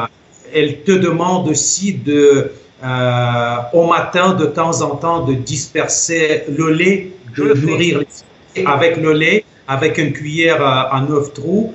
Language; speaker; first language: French; non-native, fluent; Russian